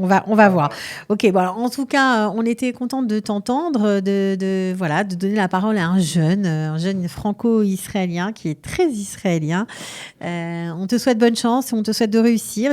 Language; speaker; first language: French; native; French